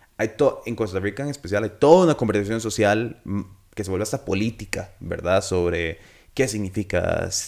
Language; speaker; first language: Spanish; native; Spanish